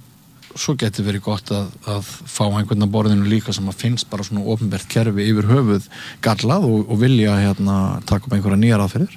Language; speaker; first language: Icelandic; native; Icelandic